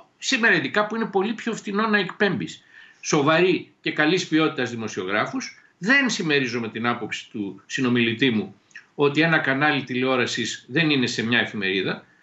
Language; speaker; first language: Greek; native; Greek